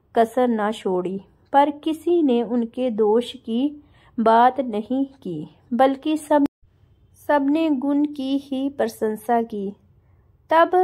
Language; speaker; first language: Hindi; non-native, local second language; Punjabi